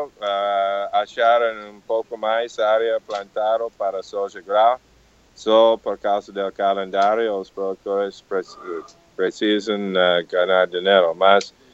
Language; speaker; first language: Portuguese; non-native, learner; English